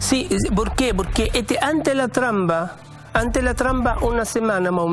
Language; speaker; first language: Spanish; non-native, learner; Arabic